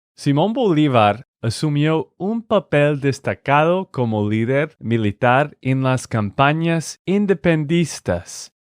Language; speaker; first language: Spanish; non-native, fluent; English